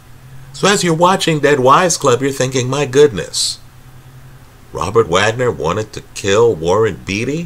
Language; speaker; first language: English; native; English